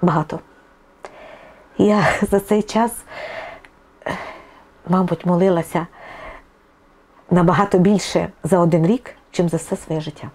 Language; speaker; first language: Ukrainian; non-native, local second language; Russian